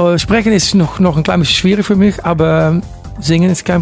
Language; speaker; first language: German; non-native, learner; Dutch